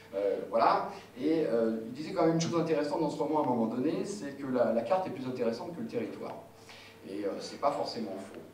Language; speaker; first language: French; native; French